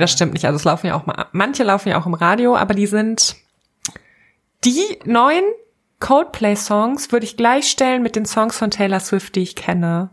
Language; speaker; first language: German; native; German